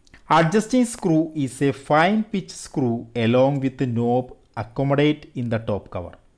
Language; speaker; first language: English; non-native, local second language; Malayalam